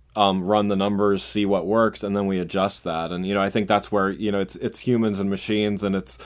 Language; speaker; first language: English; native; English